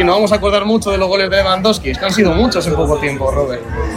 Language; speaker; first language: Spanish; native; Spanish